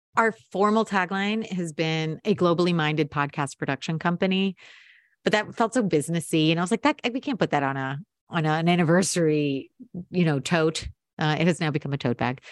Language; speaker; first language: English; native; English